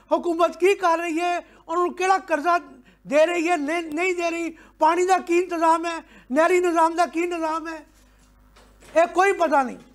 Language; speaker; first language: Punjabi; native; Punjabi